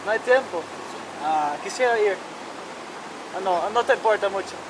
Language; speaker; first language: Spanish; non-native, learner; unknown